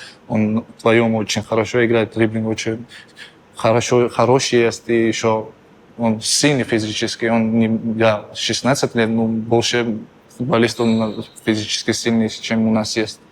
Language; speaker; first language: Russian; non-native, learner; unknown